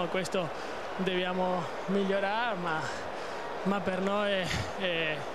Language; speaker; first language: Italian; non-native, fluent; Spanish